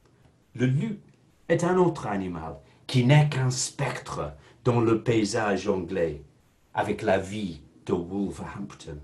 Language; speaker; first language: French; non-native, fluent; English